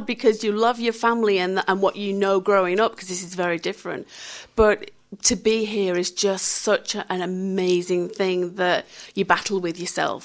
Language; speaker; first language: English; native; English